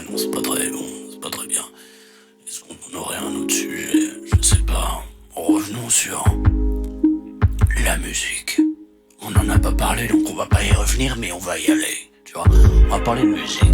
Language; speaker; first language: French; native; French